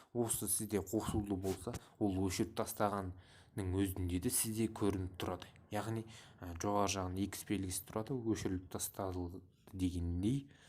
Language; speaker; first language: Kazakh; non-native, local second language; Russian